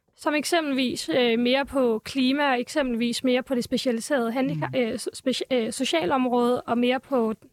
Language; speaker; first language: Danish; early bilingual, other home language; Turkish